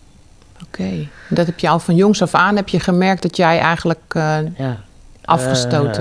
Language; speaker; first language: Dutch; native; Dutch